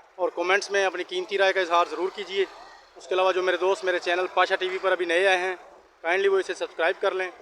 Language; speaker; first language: Urdu; non-native, local second language; Punjabi